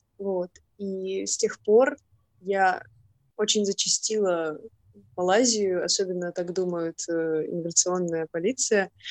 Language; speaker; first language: Russian; native; Russian